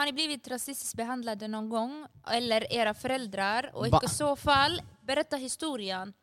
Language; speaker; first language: Swedish; early bilingual, other home language; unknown